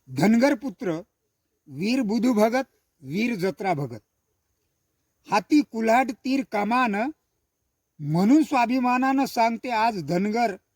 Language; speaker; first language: Marathi; native; Marathi